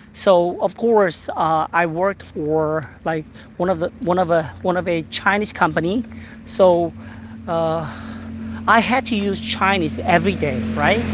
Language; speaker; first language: English; non-native, fluent; Korean